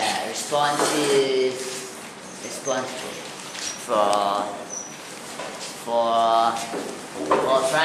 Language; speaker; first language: English; non-native, learner; Thai